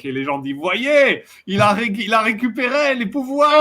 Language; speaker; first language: French; native; French